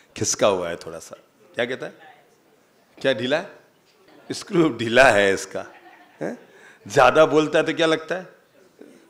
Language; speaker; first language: Hindi; native; Hindi